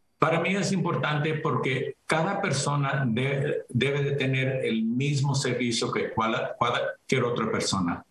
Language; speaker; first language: Spanish; early bilingual, heritage; Spanish